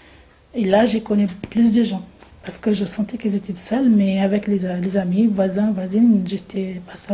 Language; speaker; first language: French; non-native, local second language; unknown